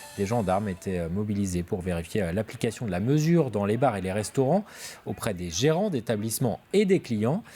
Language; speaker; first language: French; native; French